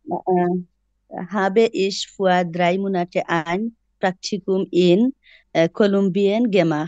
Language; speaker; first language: German; non-native, learner; Bangla